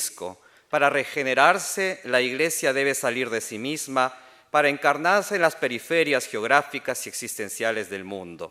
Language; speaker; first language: Spanish; native; Spanish